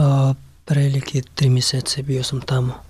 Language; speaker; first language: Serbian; non-native, learner; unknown